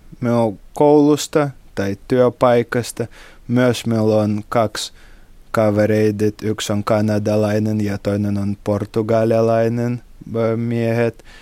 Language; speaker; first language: Finnish; non-native, learner; Russian